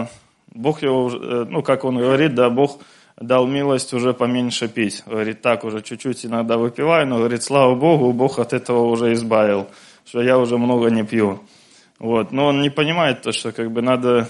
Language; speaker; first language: Russian; native; Russian